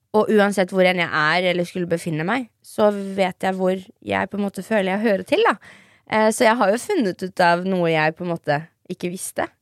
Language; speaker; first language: Norwegian; early bilingual, other home language; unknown